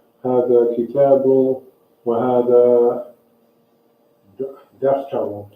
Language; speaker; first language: Arabic; non-native, learner; English